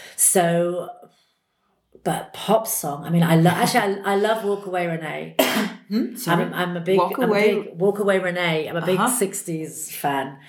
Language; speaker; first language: English; native; English